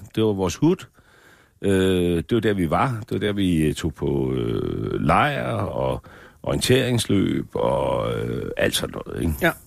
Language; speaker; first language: Danish; native; Danish